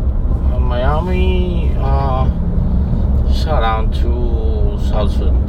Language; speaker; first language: English; non-native, learner; Spanish